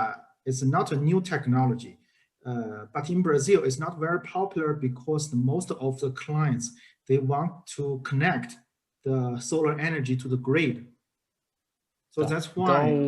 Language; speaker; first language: English; non-native, learner; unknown